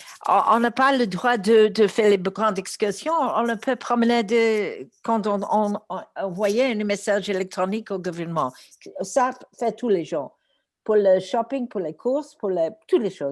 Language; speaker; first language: French; non-native, learner; Greek